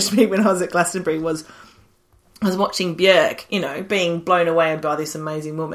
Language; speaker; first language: English; native; English